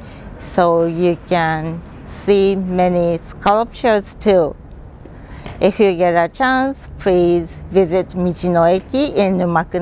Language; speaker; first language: English; non-native, fluent; Japanese